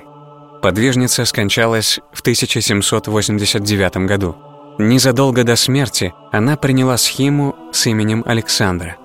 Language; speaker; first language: Russian; native; Russian